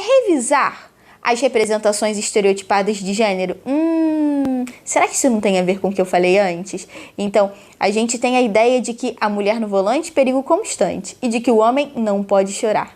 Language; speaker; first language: Portuguese; native; Portuguese